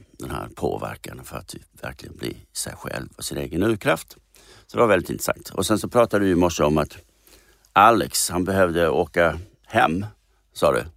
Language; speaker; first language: Swedish; native; Swedish